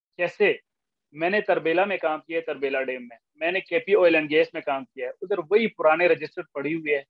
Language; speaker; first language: Urdu; non-native, local second language; Pashto